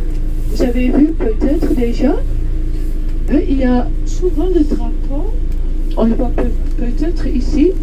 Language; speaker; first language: French; non-native, fluent; Dutch